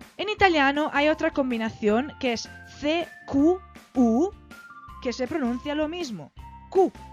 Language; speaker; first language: Spanish; non-native, fluent; Italian